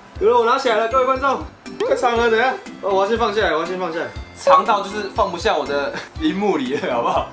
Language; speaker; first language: Chinese; native; Chinese